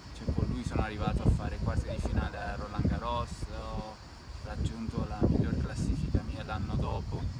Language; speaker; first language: Italian; non-native, fluent; Romanian